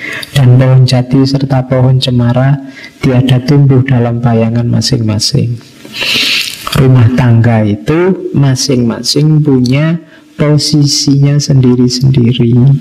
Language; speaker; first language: Indonesian; non-native, local second language; Javanese